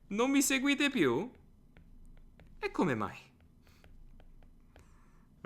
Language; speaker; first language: Italian; non-native, fluent; English